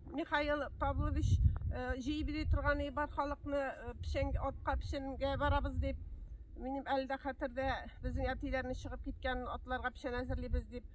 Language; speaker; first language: Tatar; native; Tatar